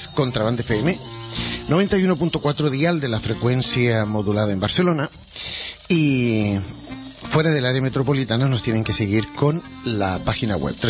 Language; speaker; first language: Spanish; native; Spanish